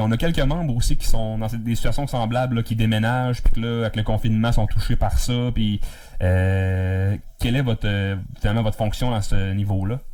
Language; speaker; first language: French; native; French